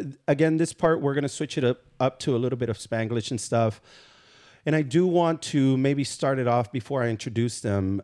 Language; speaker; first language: English; early bilingual, other home language; Spanish